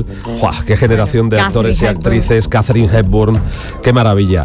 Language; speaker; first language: Spanish; native; Spanish